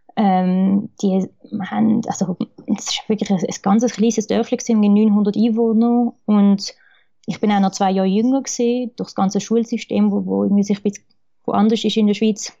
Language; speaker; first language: German; early bilingual, other home language; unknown